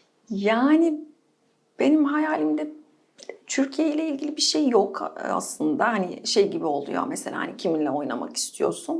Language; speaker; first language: Turkish; non-native, fluent; Arabic